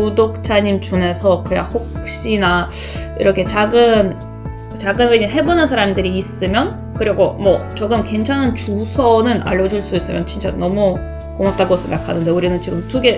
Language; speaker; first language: Korean; non-native, learner; Russian